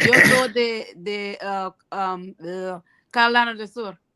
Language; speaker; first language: Spanish; non-native, learner; English